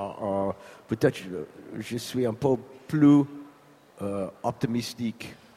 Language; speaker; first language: French; non-native, learner; English